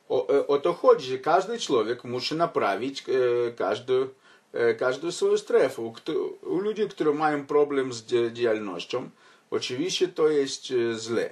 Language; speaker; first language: Polish; non-native, fluent; Ukrainian